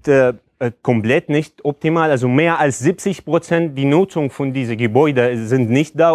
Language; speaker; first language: German; non-native, fluent; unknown